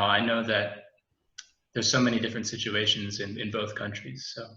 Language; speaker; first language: English; native; English